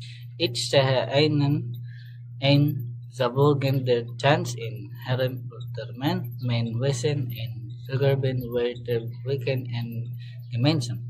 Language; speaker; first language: German; non-native, learner; Filipino